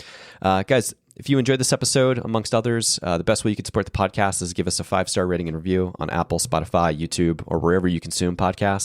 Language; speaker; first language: English; native; English